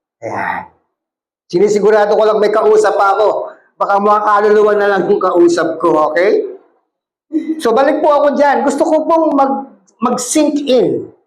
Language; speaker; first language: Filipino; non-native, local second language; Cebuano